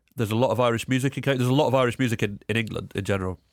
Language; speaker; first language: English; native; English